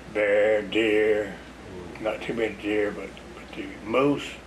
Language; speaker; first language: English; native; English